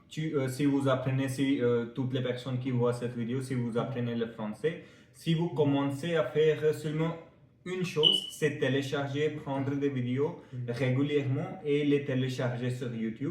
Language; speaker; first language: French; non-native, fluent; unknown